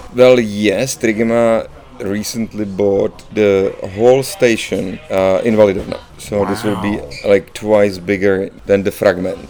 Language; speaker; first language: English; non-native, fluent; Czech